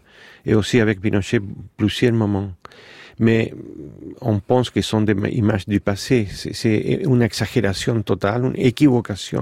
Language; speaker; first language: French; non-native, fluent; Spanish